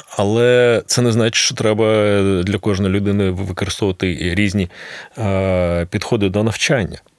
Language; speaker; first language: Ukrainian; non-native, local second language; Russian